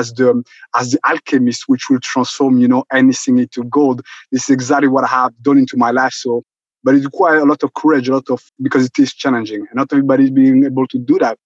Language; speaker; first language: English; non-native, local second language; Kinyarwanda